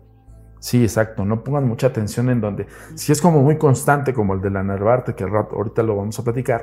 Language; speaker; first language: Spanish; native; Spanish